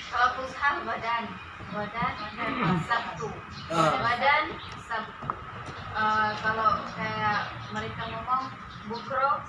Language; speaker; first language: Indonesian; non-native, local second language; Achinese